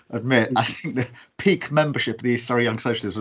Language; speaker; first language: English; native; English